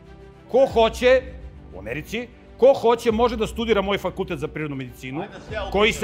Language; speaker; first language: Serbian; native; Serbian